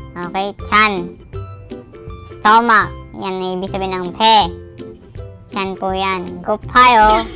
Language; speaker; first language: Filipino; non-native, local second language; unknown